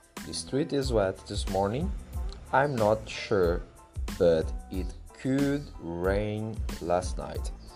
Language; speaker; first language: English; non-native, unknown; Portuguese